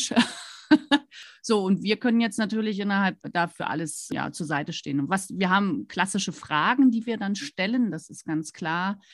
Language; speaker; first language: German; native; German